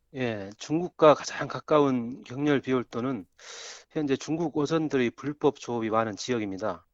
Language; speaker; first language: Korean; native; Korean